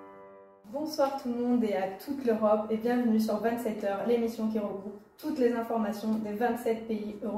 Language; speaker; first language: French; native; French